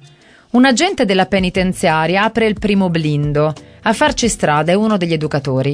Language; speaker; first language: Italian; native; Italian